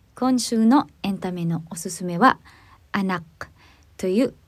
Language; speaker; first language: Japanese; non-native, learner; Filipino